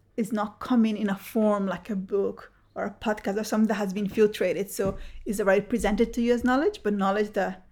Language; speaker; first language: English; early bilingual, other home language; Spanish